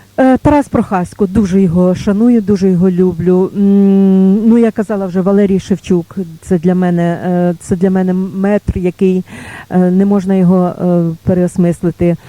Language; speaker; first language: Ukrainian; native; Ukrainian